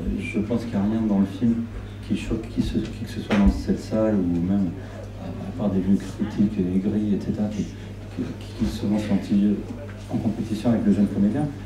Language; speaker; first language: French; non-native, fluent; Spanish